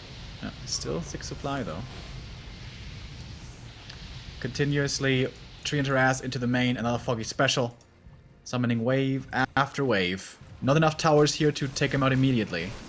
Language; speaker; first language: English; non-native, fluent; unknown